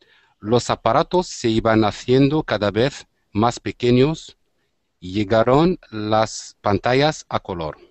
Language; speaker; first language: Spanish; non-native, learner; Arabic